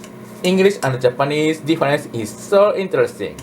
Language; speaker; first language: English; non-native, learner; Japanese